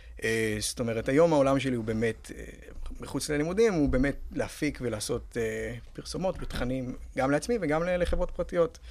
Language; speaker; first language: Hebrew; native; Hebrew